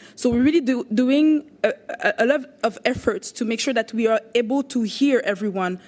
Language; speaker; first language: English; non-native, local second language; French